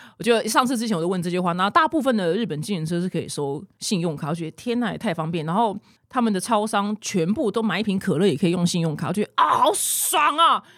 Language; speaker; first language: Chinese; native; Chinese